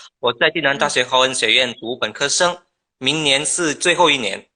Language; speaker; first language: Chinese; non-native, fluent; Indonesian